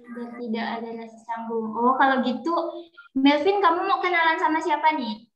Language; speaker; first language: Indonesian; native; Indonesian